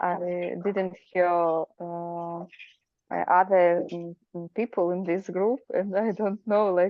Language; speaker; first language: English; non-native, learner; Ukrainian